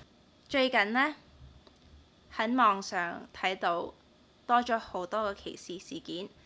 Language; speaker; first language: Cantonese; early bilingual, heritage; Cantonese